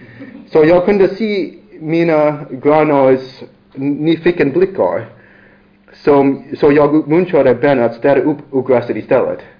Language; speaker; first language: Swedish; non-native, learner; English